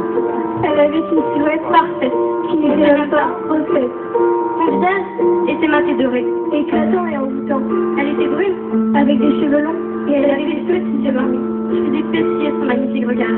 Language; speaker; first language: French; native; French